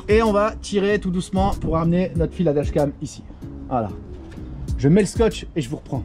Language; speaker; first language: French; native; French